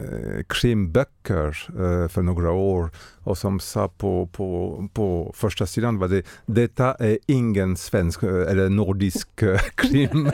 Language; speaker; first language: Swedish; non-native, fluent; French